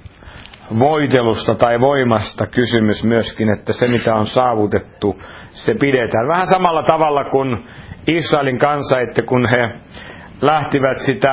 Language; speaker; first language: Finnish; native; Finnish